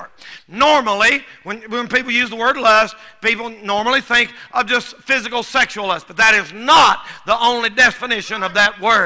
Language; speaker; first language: English; native; English